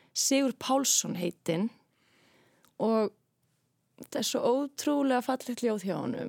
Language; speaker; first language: Icelandic; native; Icelandic